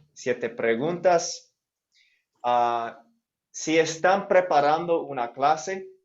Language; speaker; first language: Spanish; non-native, fluent; English